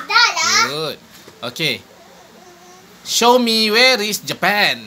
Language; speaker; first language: English; non-native, local second language; Malay